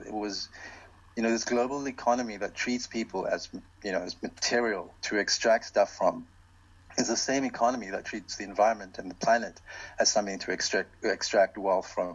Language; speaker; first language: English; non-native, local second language; Xhosa